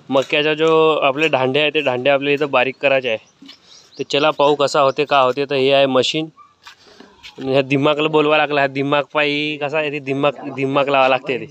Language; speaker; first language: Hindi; non-native, local second language; Marathi